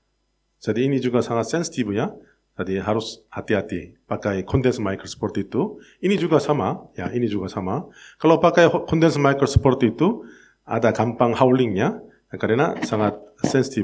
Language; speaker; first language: Indonesian; non-native, learner; Korean